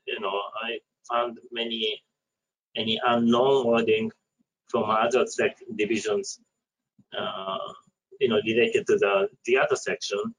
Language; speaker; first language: English; non-native, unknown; Japanese